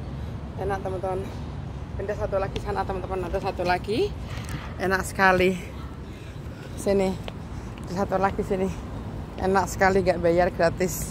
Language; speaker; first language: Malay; non-native, local second language; Javanese